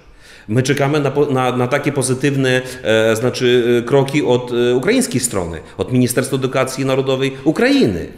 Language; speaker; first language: Polish; non-native, fluent; Ukrainian